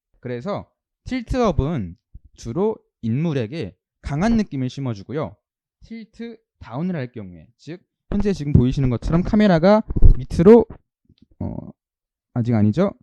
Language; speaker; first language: Korean; native; Korean